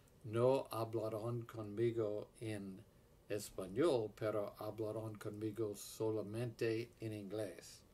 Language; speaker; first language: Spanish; non-native, learner; English